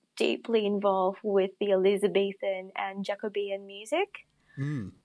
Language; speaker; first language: English; non-native, fluent; Indonesian